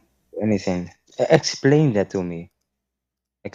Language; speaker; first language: English; non-native, fluent; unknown